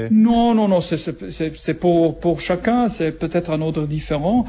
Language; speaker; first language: French; non-native, learner; German